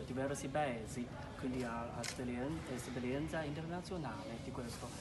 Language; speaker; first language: Italian; non-native, fluent; Chinese